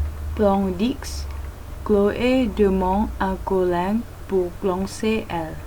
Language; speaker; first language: French; non-native, learner; Thai